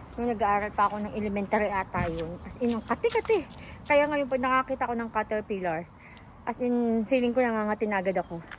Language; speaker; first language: Filipino; native; Filipino